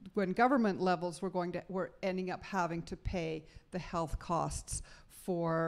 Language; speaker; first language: English; native; English